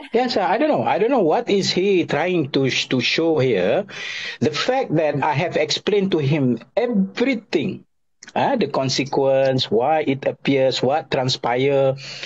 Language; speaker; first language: English; non-native, local second language; Malay